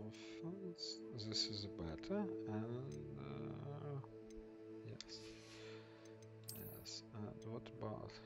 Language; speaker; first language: English; non-native, learner; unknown